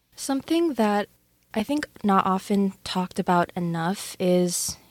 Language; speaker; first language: English; native; English